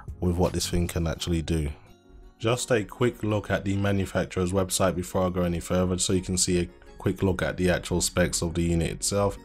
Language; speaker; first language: English; native; English